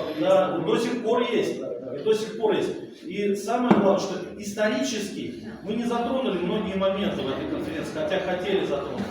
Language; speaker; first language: Russian; native; Russian